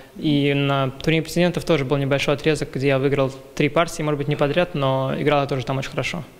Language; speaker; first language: Russian; early bilingual, heritage; Russian